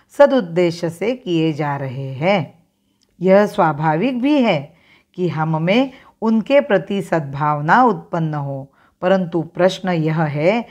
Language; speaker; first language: Hindi; non-native, local second language; Marathi